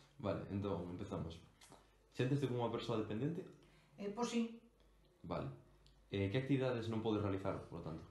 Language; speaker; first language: Galician; non-native, local second language; Spanish